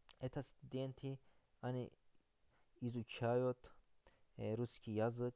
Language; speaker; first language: Russian; non-native, learner; Turkish